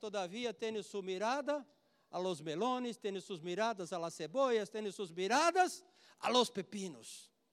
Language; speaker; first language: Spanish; non-native, learner; Portuguese